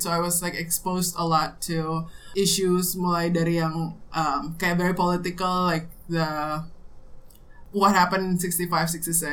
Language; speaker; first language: English; non-native, fluent; Indonesian